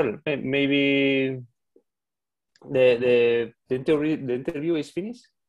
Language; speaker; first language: English; non-native, learner; Spanish